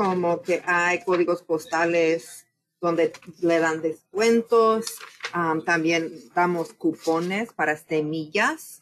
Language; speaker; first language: Spanish; non-native, fluent; English